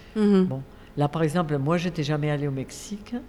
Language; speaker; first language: French; non-native, fluent; Spanish